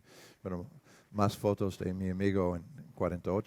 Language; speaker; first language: Spanish; non-native, learner; English